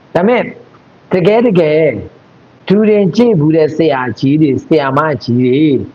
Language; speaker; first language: Burmese; non-native, local second language; Mon